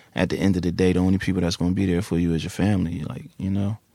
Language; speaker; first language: English; native; English